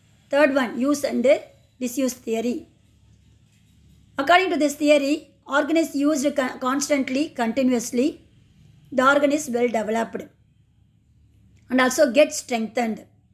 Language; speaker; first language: English; non-native, local second language; Tamil